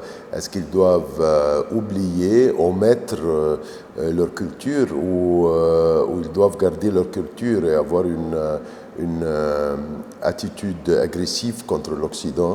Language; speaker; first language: French; non-native, fluent; Arabic